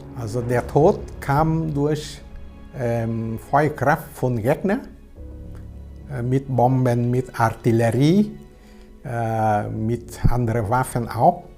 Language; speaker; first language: German; non-native, learner; Vietnamese